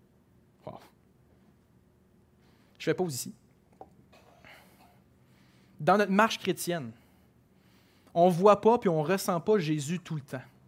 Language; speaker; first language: French; native; French